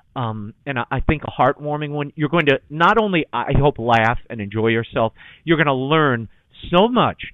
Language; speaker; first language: English; native; English